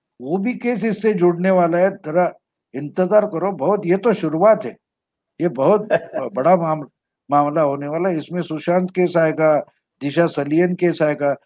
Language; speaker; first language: Hindi; non-native, local second language; Marathi